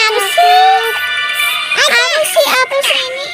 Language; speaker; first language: Indonesian; native; Indonesian